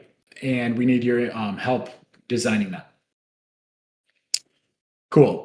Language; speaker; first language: English; native; English